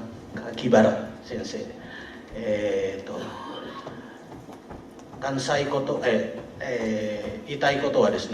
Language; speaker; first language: Japanese; non-native, learner; Indonesian